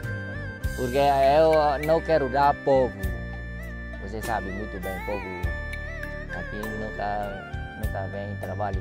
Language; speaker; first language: Portuguese; non-native, learner; Vietnamese